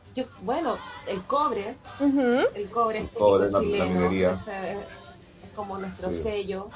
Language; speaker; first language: Spanish; native; Spanish